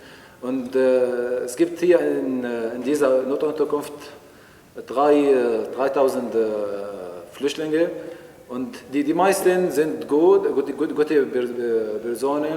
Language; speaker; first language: German; non-native, fluent; Arabic